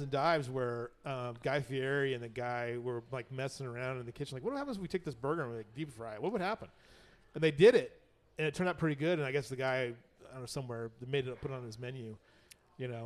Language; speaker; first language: English; native; English